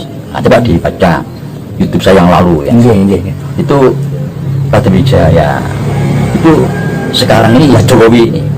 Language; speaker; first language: Indonesian; native; Indonesian